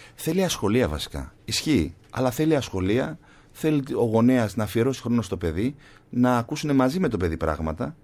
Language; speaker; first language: Greek; native; Greek